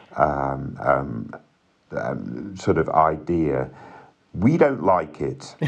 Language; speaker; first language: English; native; English